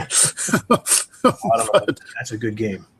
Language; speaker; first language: English; native; English